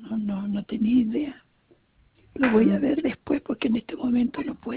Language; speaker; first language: Spanish; native; Spanish